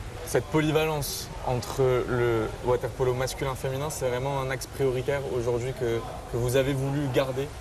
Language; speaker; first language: French; native; French